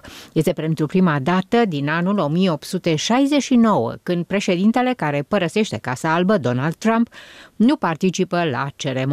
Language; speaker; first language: Romanian; native; Romanian